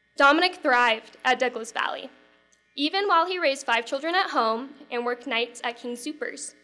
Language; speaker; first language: English; native; English